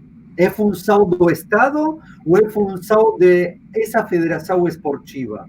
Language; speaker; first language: Portuguese; non-native, fluent; Spanish